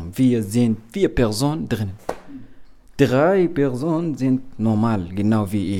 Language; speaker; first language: German; non-native, learner; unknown